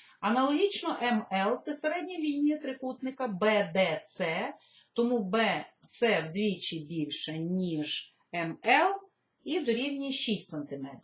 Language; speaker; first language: Ukrainian; native; Ukrainian